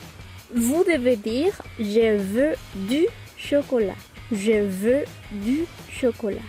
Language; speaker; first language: French; non-native, fluent; Spanish